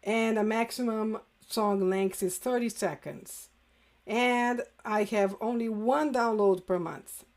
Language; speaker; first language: English; native; English